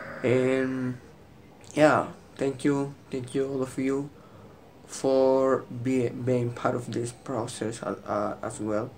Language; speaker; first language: English; non-native, learner; Spanish